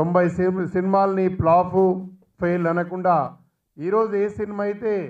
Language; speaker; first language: Telugu; native; Telugu